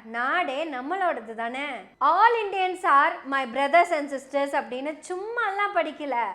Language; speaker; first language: Tamil; native; Tamil